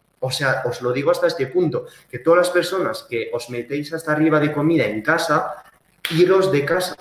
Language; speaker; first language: Spanish; early bilingual, heritage; Spanish